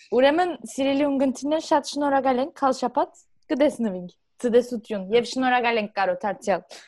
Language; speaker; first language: Armenian; early bilingual, heritage; Armenian